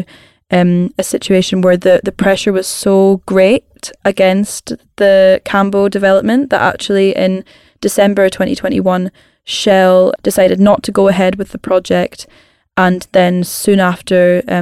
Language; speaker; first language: English; native; English